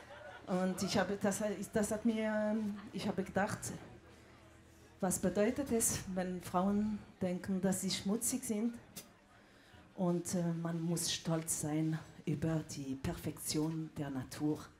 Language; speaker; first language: German; non-native, local second language; French